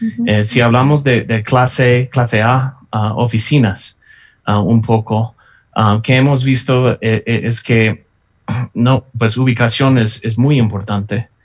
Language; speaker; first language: Spanish; non-native, fluent; English